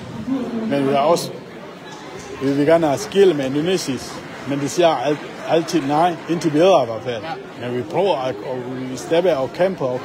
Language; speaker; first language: Danish; non-native, learner; Achinese